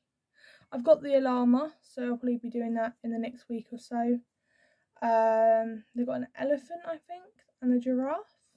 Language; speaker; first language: English; native; English